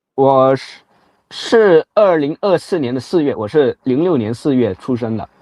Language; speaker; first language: Chinese; non-native, local second language; Cantonese